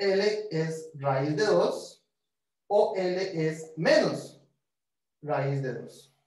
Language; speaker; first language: Spanish; native; Spanish